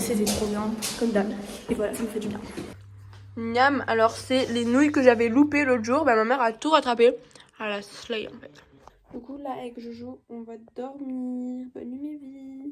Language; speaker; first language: French; native; French